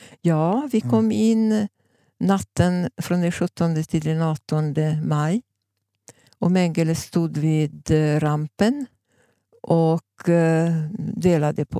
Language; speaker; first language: Swedish; non-native, fluent; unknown